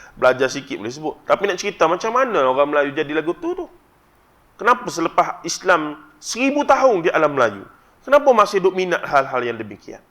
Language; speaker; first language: Malay; native; Malay